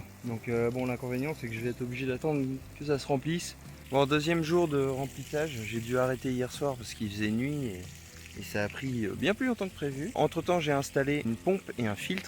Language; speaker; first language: French; native; French